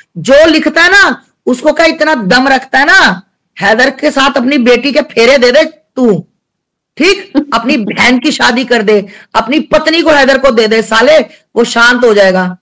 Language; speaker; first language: Hindi; native; Hindi